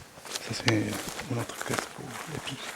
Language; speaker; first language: French; non-native, fluent; Spanish